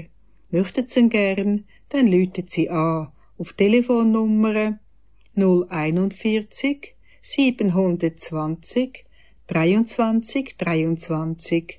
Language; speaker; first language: German; native; German